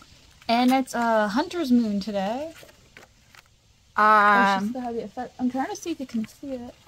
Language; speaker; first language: English; native; English